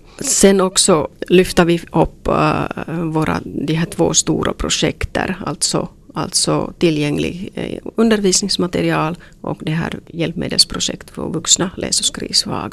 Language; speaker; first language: Swedish; non-native, local second language; Finnish